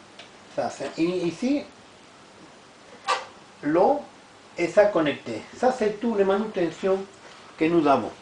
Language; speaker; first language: French; non-native, learner; Italian